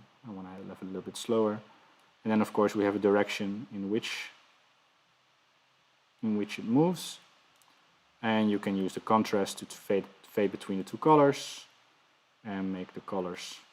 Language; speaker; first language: English; non-native, fluent; Dutch